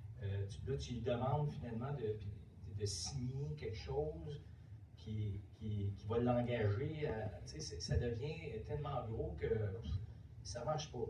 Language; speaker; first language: French; native; French